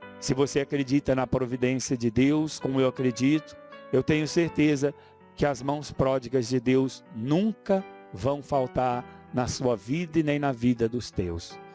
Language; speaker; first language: Portuguese; native; Portuguese